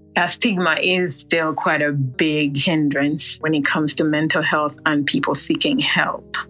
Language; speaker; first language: English; non-native, local second language; Ganda